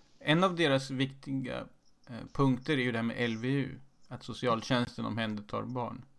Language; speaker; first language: Swedish; native; Swedish